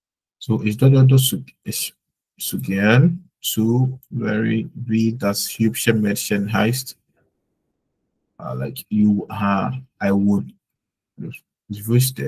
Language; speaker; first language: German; non-native, fluent; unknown